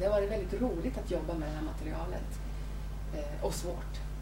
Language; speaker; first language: Swedish; native; Swedish